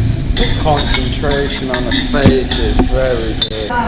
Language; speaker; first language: English; native; English